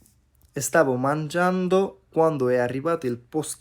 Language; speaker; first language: Italian; non-native, fluent; Bangla